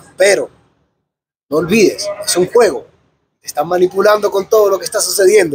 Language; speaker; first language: Spanish; native; Spanish